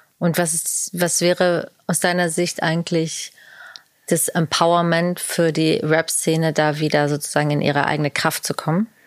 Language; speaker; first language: German; native; German